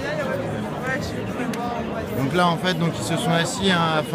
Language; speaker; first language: French; native; French